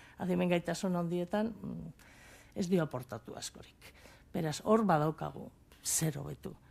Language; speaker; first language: Basque; native; Basque